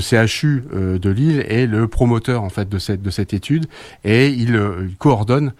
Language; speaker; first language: French; native; French